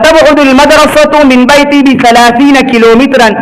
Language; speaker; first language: Arabic; non-native, learner; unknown